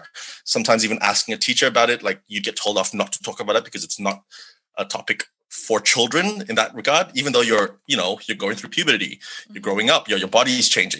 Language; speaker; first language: English; non-native, local second language; Malay